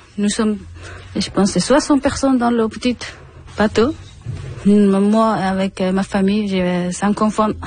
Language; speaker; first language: French; non-native, learner; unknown